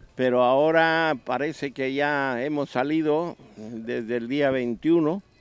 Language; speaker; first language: Spanish; native; Spanish